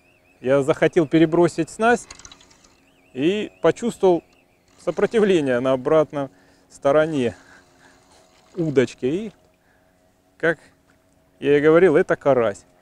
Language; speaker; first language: Russian; native; Russian